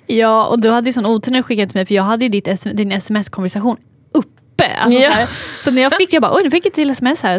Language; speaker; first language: Swedish; native; Swedish